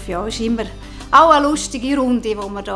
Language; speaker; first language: German; native; German